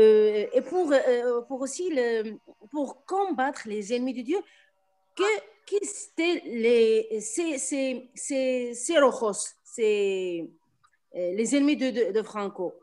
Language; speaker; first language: French; non-native, local second language; Arabic